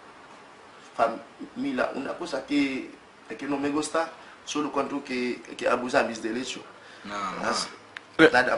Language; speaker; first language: Spanish; non-native, learner; Haitian Creole